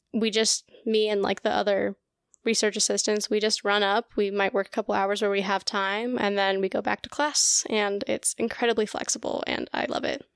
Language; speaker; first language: English; early bilingual, other home language; Russian